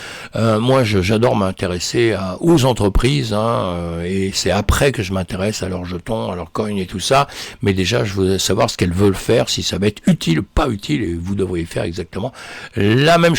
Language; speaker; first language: French; native; French